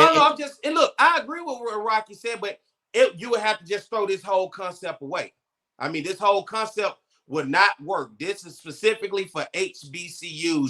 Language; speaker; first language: English; native; English